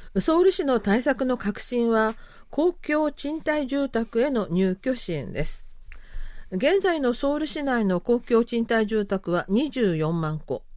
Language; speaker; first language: Japanese; native; Japanese